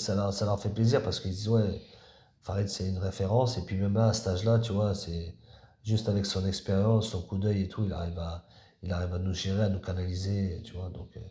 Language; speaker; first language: French; native; French